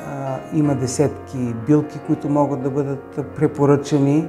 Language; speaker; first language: Bulgarian; native; Bulgarian